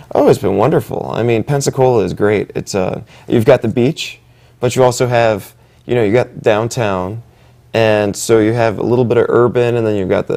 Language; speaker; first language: English; native; English